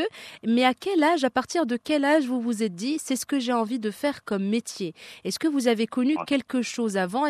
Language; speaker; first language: French; native; French